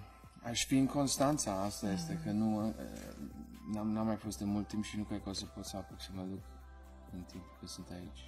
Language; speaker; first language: Romanian; early bilingual, heritage; Romanian